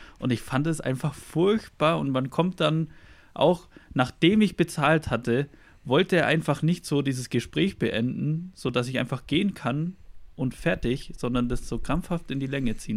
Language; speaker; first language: German; native; German